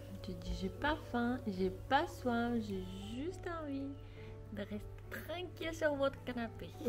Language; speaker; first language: French; native; French